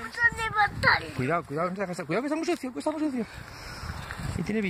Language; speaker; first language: Spanish; native; Spanish